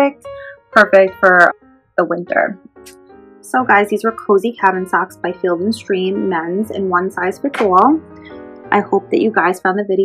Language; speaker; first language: English; native; English